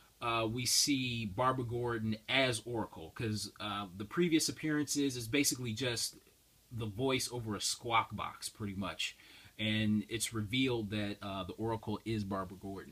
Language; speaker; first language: English; native; English